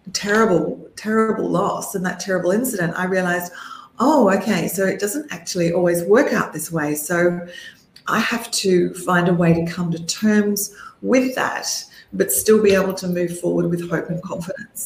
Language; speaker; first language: English; native; English